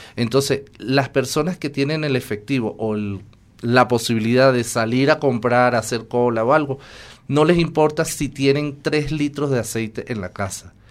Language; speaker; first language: Spanish; native; Spanish